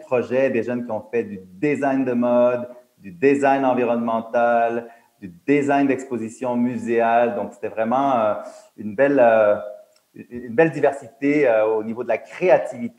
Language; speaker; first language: French; native; French